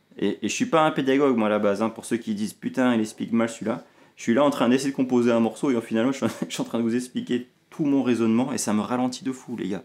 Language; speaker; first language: French; native; French